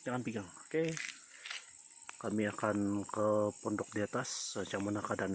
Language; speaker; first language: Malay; non-native, local second language; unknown